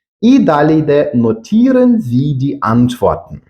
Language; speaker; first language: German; non-native, fluent; Ukrainian